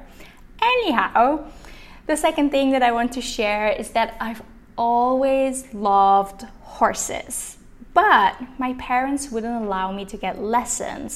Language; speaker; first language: English; non-native, fluent; Dutch